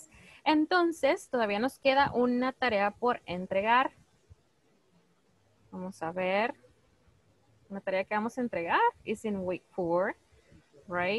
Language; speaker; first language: Spanish; native; Spanish